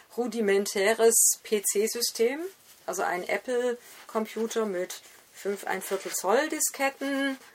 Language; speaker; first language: German; native; German